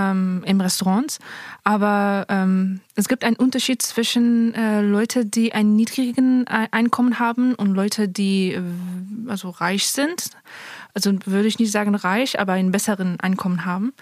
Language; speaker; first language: German; non-native, fluent; Persian